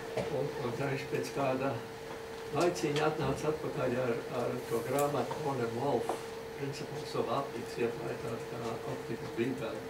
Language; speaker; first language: Latvian; early bilingual, other home language; English